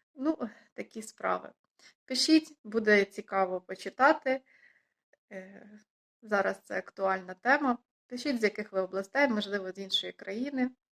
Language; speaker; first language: Ukrainian; non-native, local second language; Russian